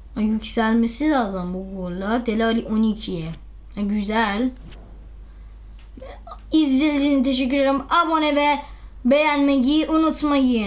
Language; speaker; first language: Turkish; non-native, learner; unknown